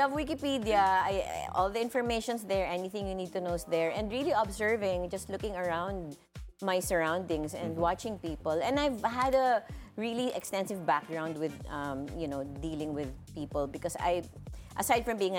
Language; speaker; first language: English; non-native, local second language; Filipino